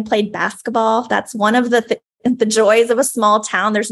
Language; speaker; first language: English; native; English